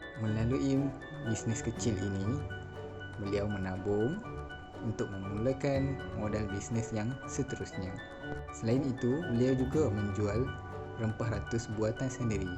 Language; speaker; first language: Malay; native; Malay